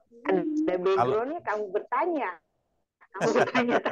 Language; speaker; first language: Indonesian; native; Indonesian